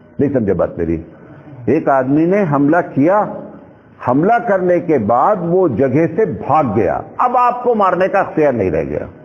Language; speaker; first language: Urdu; native; Urdu